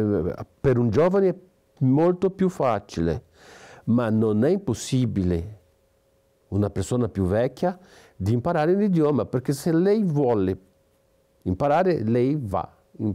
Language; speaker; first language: Italian; non-native, fluent; Portuguese